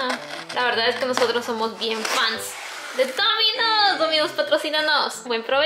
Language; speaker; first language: Spanish; native; Spanish